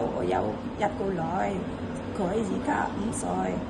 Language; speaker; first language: Cantonese; non-native, learner; Indonesian